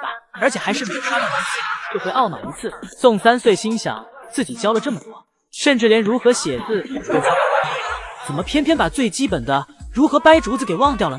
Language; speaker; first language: Chinese; native; Chinese